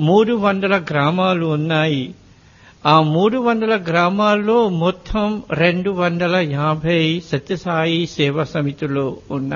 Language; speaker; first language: Telugu; non-native, fluent; Morisyen